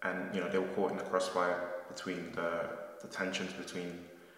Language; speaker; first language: English; native; English